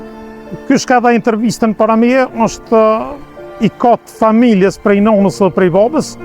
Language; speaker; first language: Albanian; native; Albanian